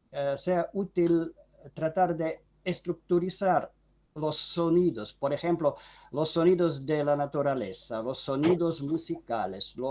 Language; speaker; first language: Spanish; non-native, fluent; Ukrainian